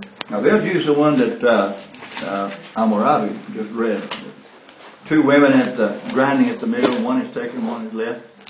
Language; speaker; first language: English; native; English